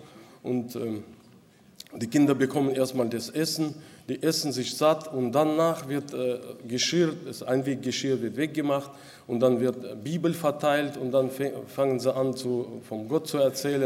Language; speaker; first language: German; non-native, local second language; Russian